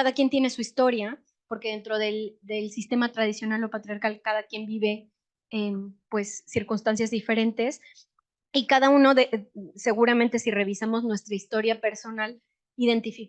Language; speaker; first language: Spanish; native; Spanish